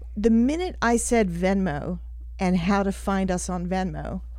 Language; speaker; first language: English; native; English